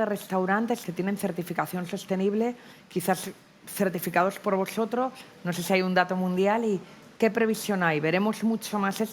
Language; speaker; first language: Spanish; native; Spanish